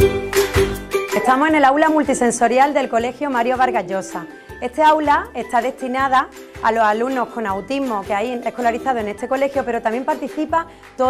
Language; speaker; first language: Spanish; native; Spanish